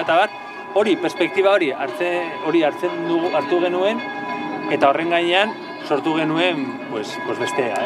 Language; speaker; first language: Basque; non-native, local second language; Spanish